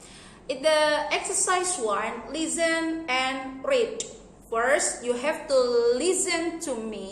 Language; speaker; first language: English; non-native, fluent; Indonesian